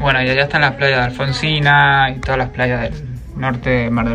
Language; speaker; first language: Spanish; native; Spanish